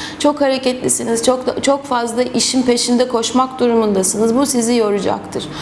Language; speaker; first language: Turkish; native; Turkish